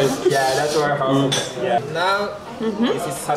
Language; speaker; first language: English; non-native, learner; Japanese